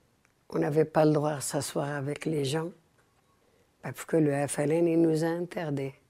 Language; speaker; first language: French; early bilingual, other home language; Arabic